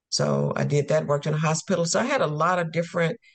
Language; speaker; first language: English; native; English